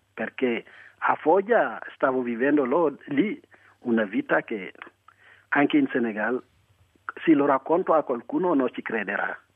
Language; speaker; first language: Italian; non-native, fluent; Wolof